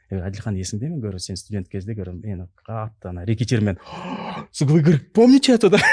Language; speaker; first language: Russian; non-native, local second language; Kazakh